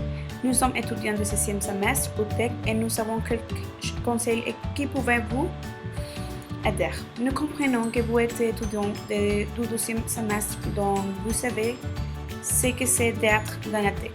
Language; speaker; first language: French; non-native, learner; Spanish